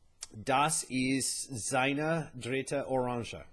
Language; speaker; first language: German; non-native, learner; English